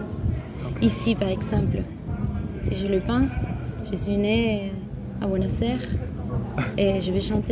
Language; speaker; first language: French; non-native, fluent; Spanish